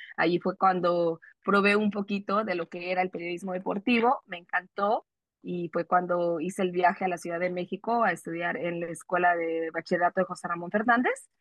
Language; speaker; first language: Spanish; early bilingual, heritage; Spanish